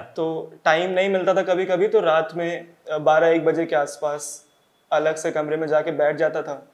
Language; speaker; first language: Hindi; native; Hindi